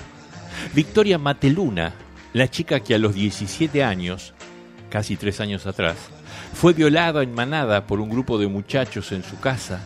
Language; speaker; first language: Spanish; native; Spanish